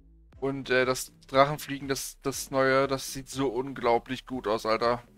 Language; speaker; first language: German; native; German